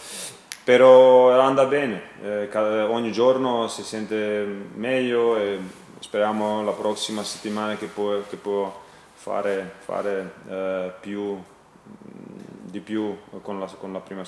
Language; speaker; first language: Italian; non-native, learner; Croatian